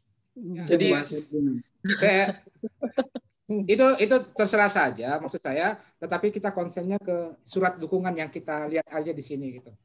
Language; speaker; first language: Indonesian; native; Indonesian